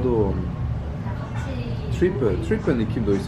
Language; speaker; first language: Korean; non-native, learner; French